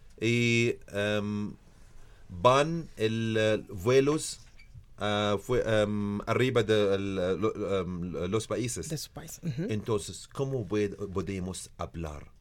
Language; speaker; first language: Spanish; non-native, learner; Arabic